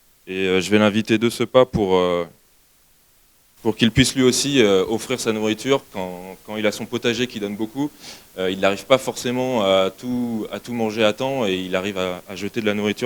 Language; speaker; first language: French; native; French